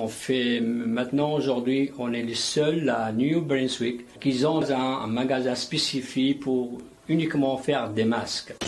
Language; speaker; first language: French; non-native, local second language; Arabic